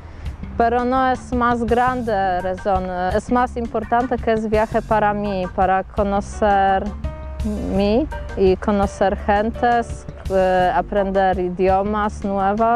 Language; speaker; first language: Spanish; non-native, learner; Polish